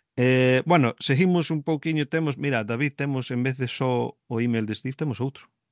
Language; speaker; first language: Galician; early bilingual, heritage; Galician